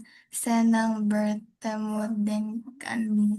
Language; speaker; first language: Indonesian; non-native, learner; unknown